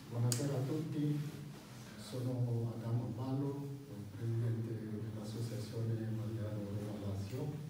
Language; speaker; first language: Italian; non-native, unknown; Bambara